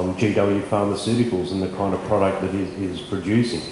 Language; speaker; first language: English; native; English